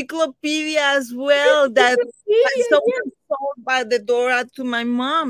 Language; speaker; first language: English; non-native, fluent; Spanish